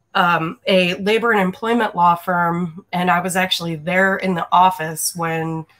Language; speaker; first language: English; native; English